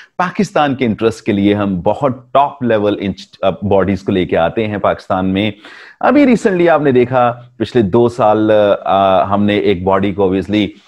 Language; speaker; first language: Urdu; non-native, local second language; Punjabi